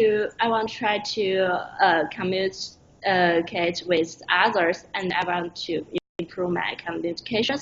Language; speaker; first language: English; non-native, learner; Chinese